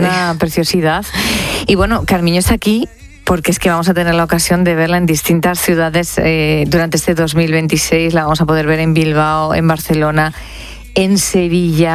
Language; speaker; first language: Spanish; native; Spanish